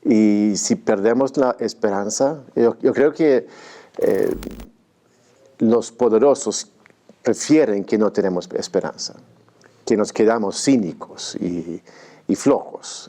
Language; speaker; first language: Spanish; non-native, fluent; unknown